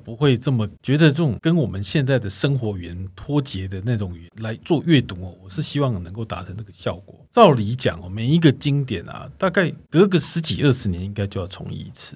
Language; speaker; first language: Chinese; native; Chinese